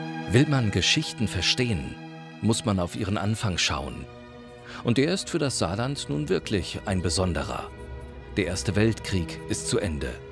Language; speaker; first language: German; native; German